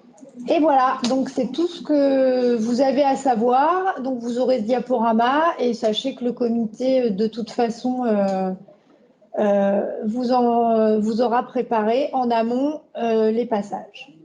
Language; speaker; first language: French; native; French